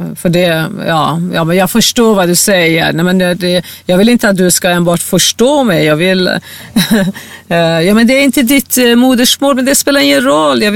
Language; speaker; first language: Swedish; non-native, fluent; Persian